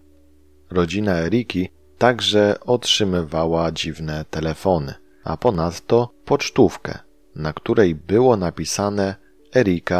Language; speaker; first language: Polish; native; Polish